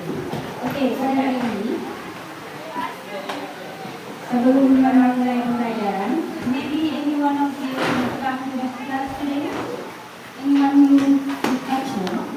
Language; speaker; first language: English; non-native, learner; Indonesian